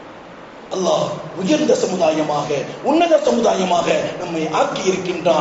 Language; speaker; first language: Tamil; native; Tamil